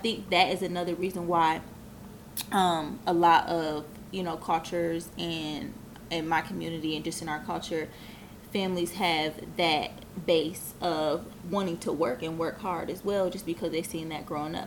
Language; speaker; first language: English; native; English